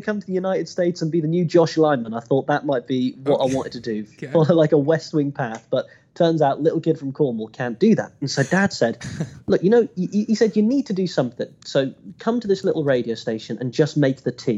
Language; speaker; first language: English; native; English